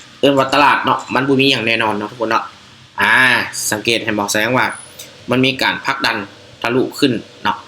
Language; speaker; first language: Thai; non-native, local second language; Northeastern Thai